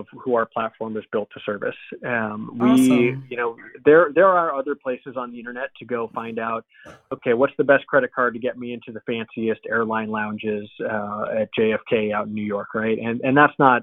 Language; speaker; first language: English; native; English